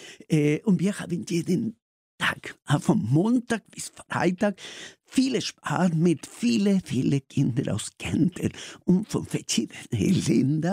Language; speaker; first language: German; non-native, learner; Spanish